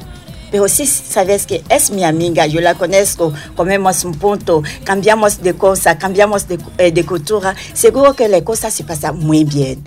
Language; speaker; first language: Spanish; non-native, learner; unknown